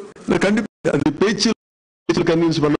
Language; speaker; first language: Tamil; non-native, local second language; Telugu